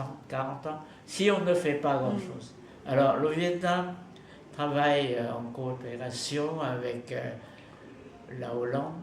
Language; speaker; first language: French; non-native, fluent; Vietnamese